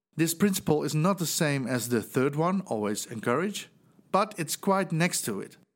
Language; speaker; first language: English; non-native, fluent; Dutch